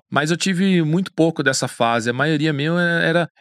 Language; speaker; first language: Portuguese; native; Portuguese